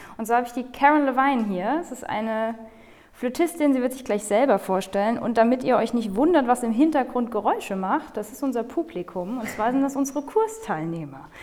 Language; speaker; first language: German; native; German